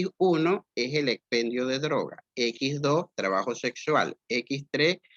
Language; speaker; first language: Spanish; native; Spanish